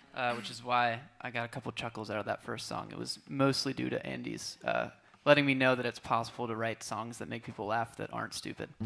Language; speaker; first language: English; native; English